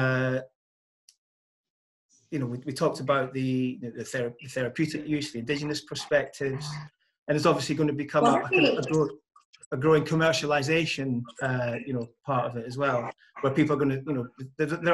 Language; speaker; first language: English; native; English